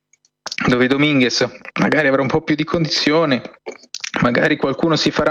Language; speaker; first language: Italian; native; Italian